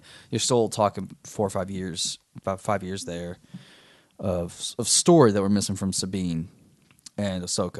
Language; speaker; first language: English; native; English